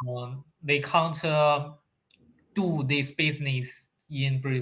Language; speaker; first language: English; non-native, learner; Chinese